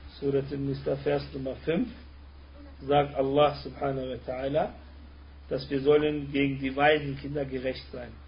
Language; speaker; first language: German; early bilingual, other home language; Turkish